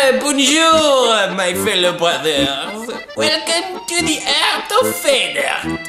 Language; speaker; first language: English; non-native, fluent; Swedish